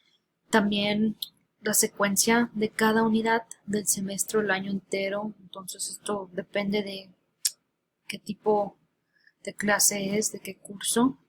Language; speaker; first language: Spanish; early bilingual, heritage; Spanish